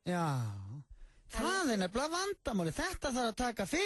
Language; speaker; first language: Icelandic; native; Icelandic